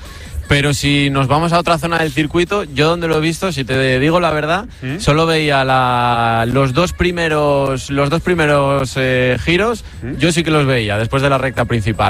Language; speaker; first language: Spanish; native; Spanish